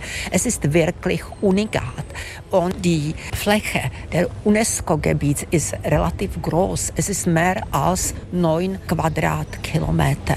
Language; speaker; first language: German; non-native, fluent; Czech